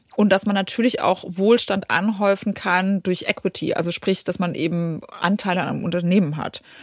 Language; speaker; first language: German; early bilingual, other home language; Polish